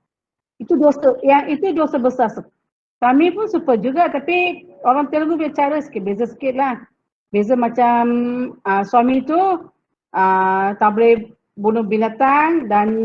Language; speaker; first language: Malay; non-native, local second language; Telugu